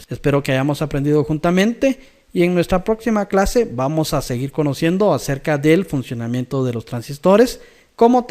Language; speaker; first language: Spanish; native; Spanish